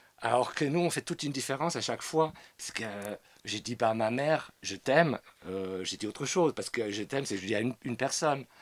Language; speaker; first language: French; non-native, fluent; German